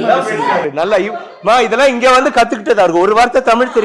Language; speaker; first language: Tamil; native; Tamil